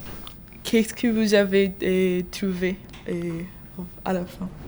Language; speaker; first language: French; non-native, learner; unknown